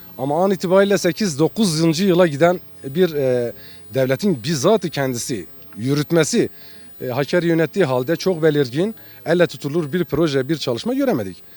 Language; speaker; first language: Turkish; non-native, local second language; Kurdish